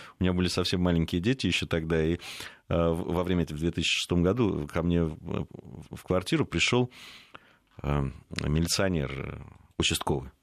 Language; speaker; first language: Russian; native; Russian